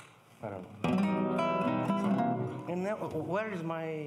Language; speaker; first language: English; non-native, learner; Portuguese